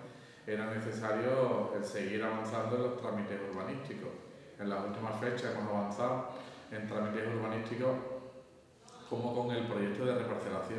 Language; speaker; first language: Spanish; native; Spanish